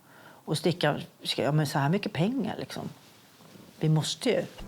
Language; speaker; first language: Swedish; native; Swedish